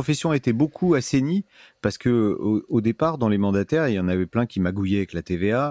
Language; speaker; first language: French; native; French